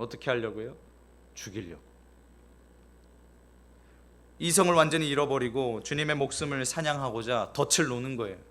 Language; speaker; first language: Korean; native; Korean